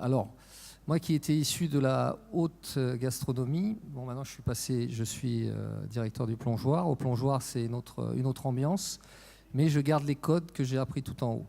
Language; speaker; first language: French; native; French